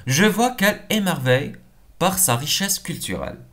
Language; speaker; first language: French; non-native, local second language; Arabic